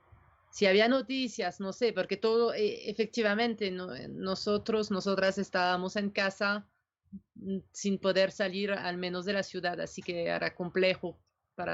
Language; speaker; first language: Spanish; non-native, fluent; French